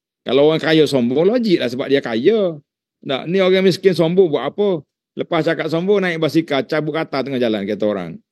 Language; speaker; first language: Malay; native; Malay